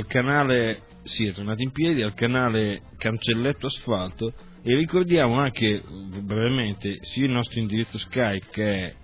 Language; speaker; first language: Italian; native; Italian